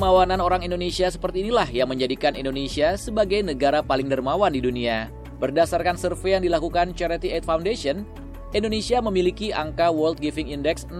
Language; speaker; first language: Indonesian; native; Indonesian